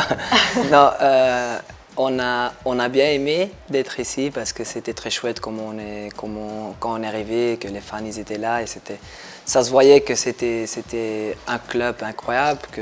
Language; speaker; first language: French; non-native, local second language; Dutch